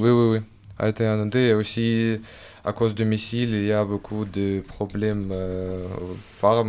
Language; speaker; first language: French; non-native, fluent; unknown